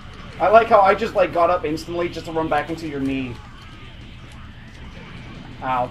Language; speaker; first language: English; native; English